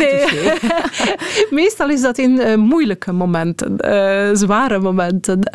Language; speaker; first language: Dutch; non-native, fluent; Polish